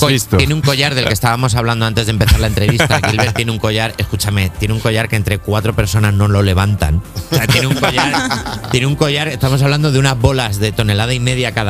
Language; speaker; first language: Spanish; native; Spanish